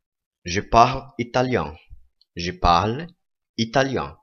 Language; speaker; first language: French; non-native, fluent; Portuguese